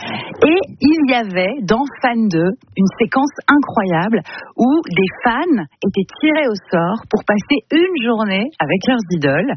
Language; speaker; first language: French; native; French